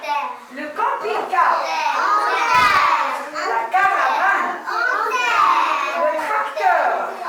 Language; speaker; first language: French; non-native, local second language; Arabic